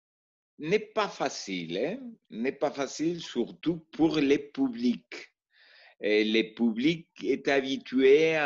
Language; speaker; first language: French; non-native, learner; Spanish